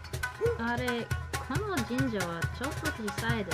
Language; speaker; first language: Japanese; non-native, learner; English